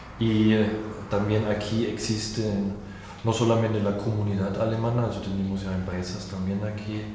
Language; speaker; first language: Spanish; non-native, fluent; German